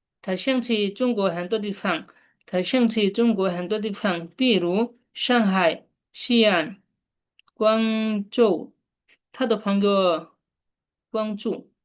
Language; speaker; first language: Chinese; non-native, fluent; Bangla